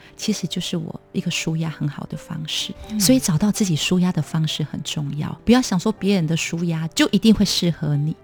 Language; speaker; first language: Chinese; native; Chinese